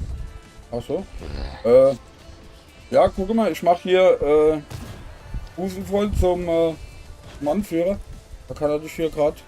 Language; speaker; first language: German; native; German